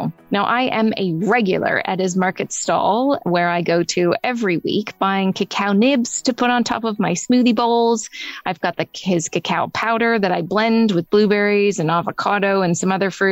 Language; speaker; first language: English; native; English